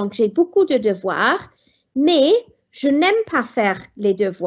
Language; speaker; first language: French; non-native, fluent; Welsh